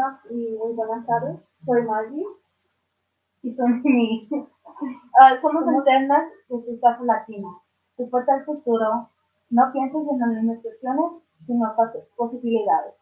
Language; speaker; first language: Spanish; early bilingual, other home language; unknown